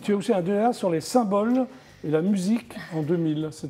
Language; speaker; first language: French; native; French